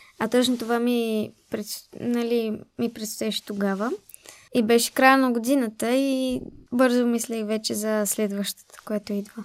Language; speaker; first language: Bulgarian; early bilingual, heritage; Bulgarian